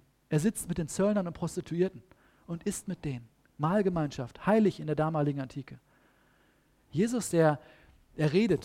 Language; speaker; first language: German; native; German